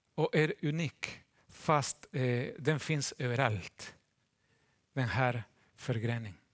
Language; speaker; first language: Swedish; non-native, fluent; Spanish